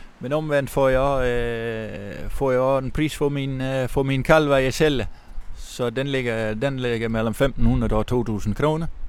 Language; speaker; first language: Danish; non-native, fluent; Dutch